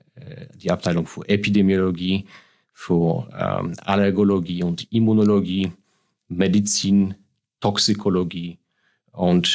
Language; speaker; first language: German; non-native, fluent; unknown